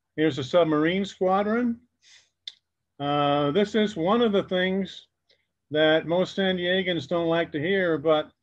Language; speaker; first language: English; native; English